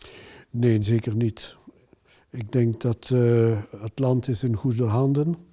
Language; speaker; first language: Dutch; non-native, local second language; French